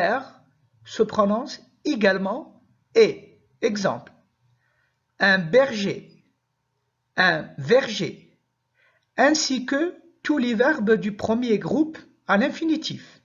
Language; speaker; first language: French; non-native, local second language; Arabic